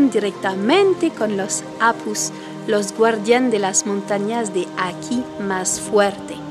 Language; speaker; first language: Spanish; non-native, learner; French